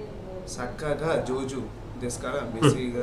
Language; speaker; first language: Japanese; non-native, learner; Bangla